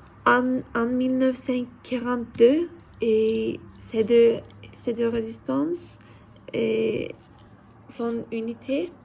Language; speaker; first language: French; non-native, learner; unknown